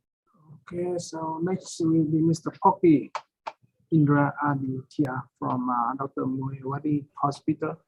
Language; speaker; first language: English; non-native, fluent; Vietnamese